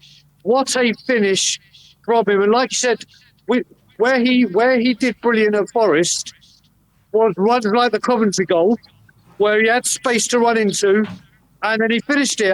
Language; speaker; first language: English; native; English